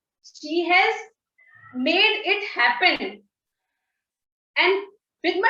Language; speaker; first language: English; non-native, local second language; Hindi